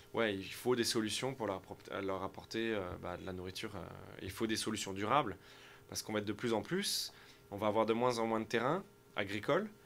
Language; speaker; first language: French; native; French